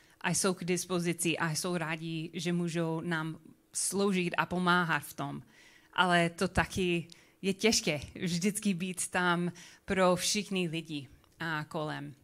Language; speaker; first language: Czech; non-native, learner; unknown